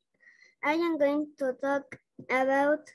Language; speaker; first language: English; non-native, learner; Spanish